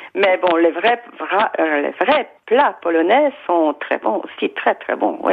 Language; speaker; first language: French; non-native, fluent; Polish